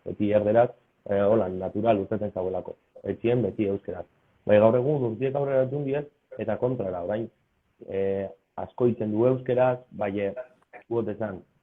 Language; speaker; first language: Basque; native; Basque